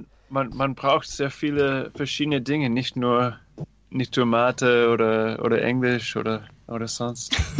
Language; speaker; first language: German; non-native, fluent; English